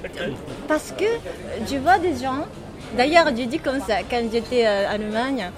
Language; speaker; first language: French; non-native, learner; Japanese